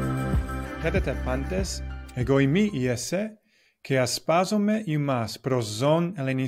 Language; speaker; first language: Greek; non-native, fluent; English